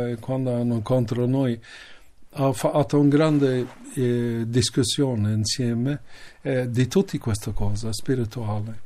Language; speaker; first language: Italian; non-native, learner; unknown